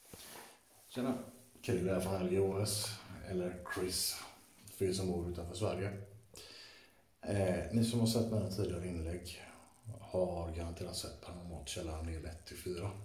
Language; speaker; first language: Swedish; native; Swedish